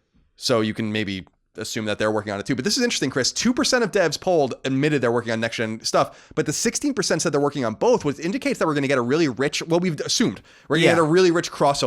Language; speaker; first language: English; native; English